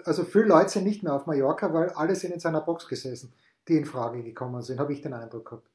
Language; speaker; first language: German; native; German